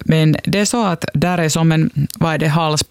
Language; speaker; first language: Swedish; non-native, local second language; Finnish